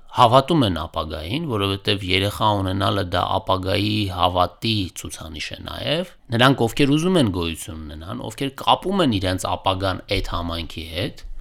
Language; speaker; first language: Armenian; native; Armenian